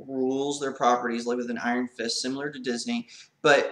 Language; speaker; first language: English; native; English